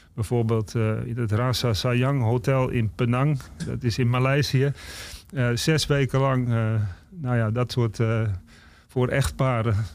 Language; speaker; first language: Dutch; native; Dutch